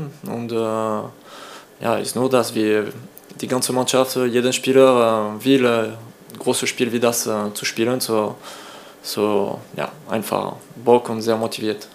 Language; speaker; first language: German; non-native, learner; French